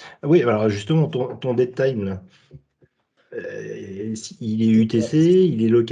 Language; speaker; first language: French; native; French